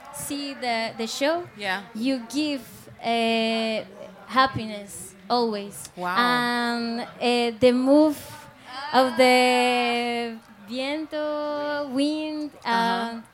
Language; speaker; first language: English; non-native, learner; Spanish